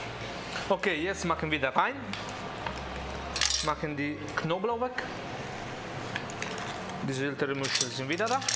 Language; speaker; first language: German; non-native, learner; Italian